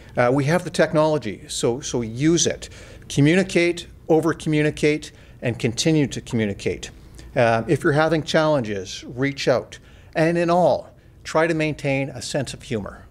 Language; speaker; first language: English; native; English